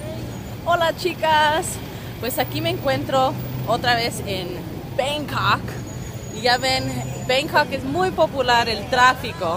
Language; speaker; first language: Spanish; early bilingual, other home language; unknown